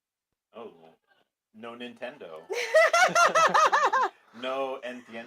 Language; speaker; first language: Spanish; non-native, learner; English